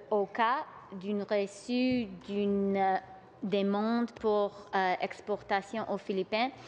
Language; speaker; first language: French; non-native, local second language; English